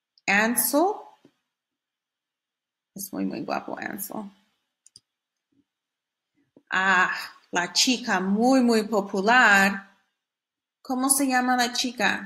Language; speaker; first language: Spanish; non-native, fluent; English